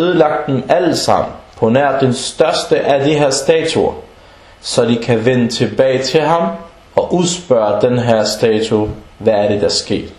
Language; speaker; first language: Danish; non-native, local second language; Arabic